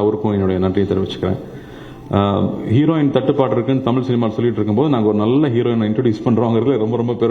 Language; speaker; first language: Tamil; native; Tamil